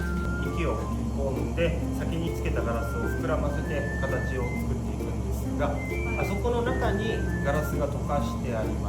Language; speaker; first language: Japanese; native; Japanese